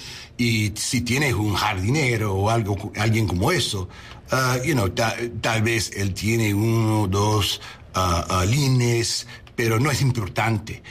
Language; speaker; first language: Spanish; non-native, learner; English